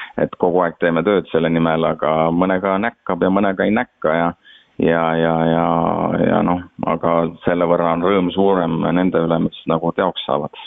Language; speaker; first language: Estonian; native; Estonian